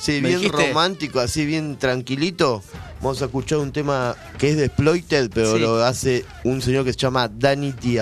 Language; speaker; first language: Spanish; native; Spanish